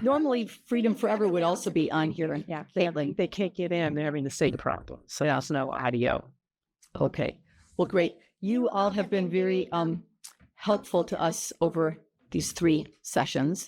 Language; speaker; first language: English; native; English